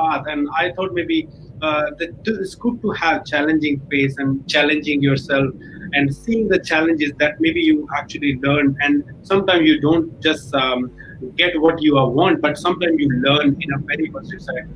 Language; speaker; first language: English; non-native, local second language; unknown